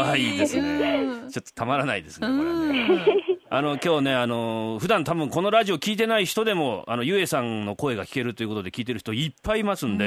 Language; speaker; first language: Japanese; native; Japanese